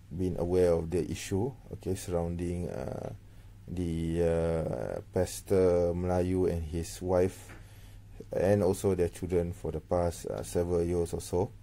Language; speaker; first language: English; non-native, local second language; Malay